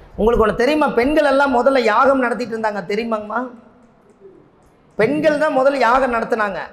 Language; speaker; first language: Tamil; native; Tamil